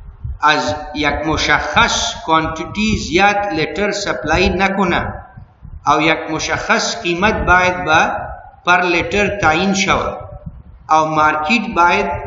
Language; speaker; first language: Persian; non-native, local second language; Pashto